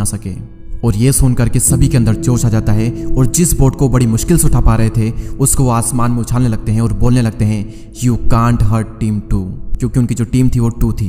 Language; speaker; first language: Hindi; native; Hindi